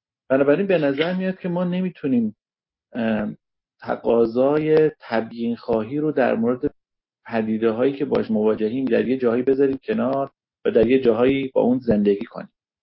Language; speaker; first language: Persian; native; Persian